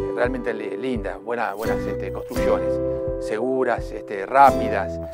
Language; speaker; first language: Spanish; native; Spanish